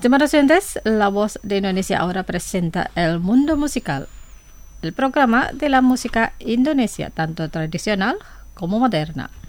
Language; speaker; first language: Spanish; non-native, fluent; Indonesian